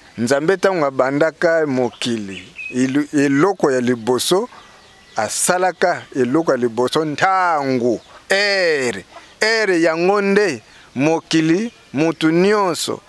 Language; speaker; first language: Lingala; non-native, local second language; Kongo